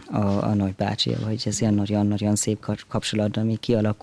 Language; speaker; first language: Hungarian; early bilingual, heritage; German